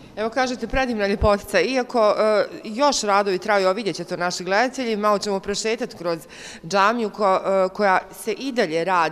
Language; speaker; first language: Croatian; native; Croatian